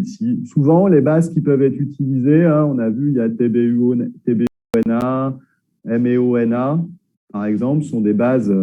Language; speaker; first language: French; native; French